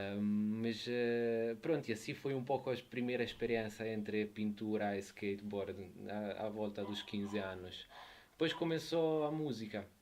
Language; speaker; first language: Portuguese; non-native, fluent; Italian